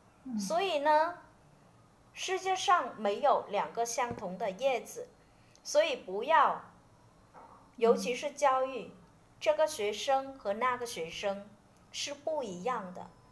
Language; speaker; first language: Chinese; non-native, fluent; Vietnamese